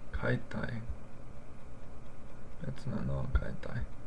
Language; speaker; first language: Japanese; non-native, learner; English